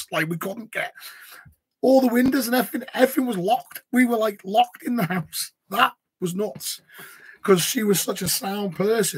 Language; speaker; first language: English; native; English